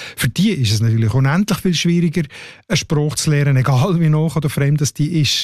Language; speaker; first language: German; native; German